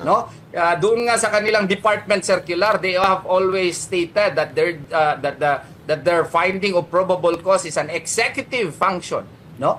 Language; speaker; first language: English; non-native, local second language; Filipino